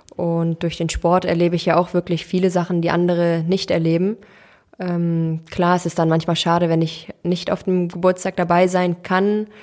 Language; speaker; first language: German; early bilingual, other home language; Turkish